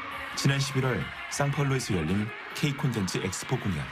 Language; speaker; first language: Korean; native; Korean